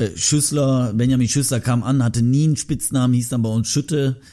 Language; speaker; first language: German; early bilingual, other home language; Turkish